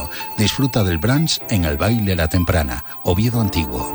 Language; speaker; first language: Spanish; native; Spanish